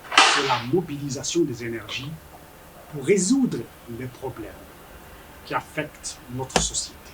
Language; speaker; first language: French; non-native, local second language; Kabyle